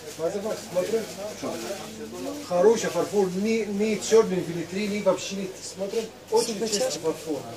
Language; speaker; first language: Russian; non-native, learner; Arabic